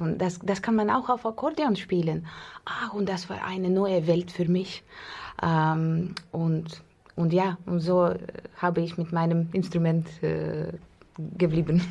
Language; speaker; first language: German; non-native, learner; Russian